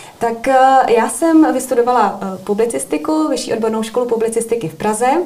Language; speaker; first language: Czech; native; Czech